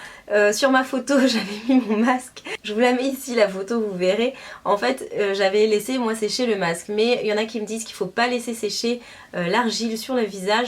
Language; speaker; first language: French; native; French